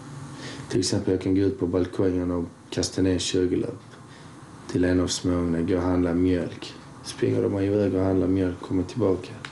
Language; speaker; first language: Swedish; early bilingual, other home language; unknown